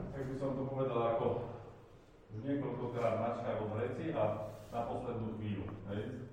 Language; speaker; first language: Slovak; native; Slovak